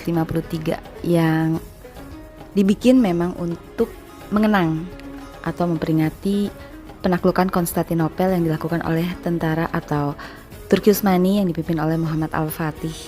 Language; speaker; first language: Indonesian; native; Indonesian